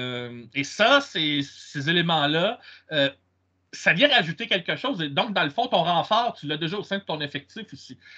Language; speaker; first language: French; native; French